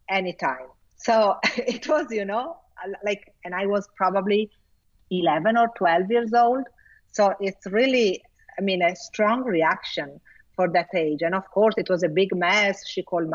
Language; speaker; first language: English; non-native, fluent; Italian